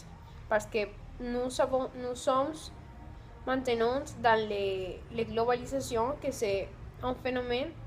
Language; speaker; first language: French; non-native, learner; Spanish